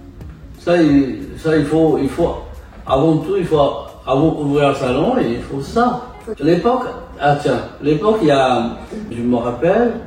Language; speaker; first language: French; non-native, fluent; Japanese